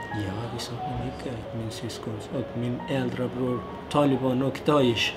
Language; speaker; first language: Swedish; non-native, learner; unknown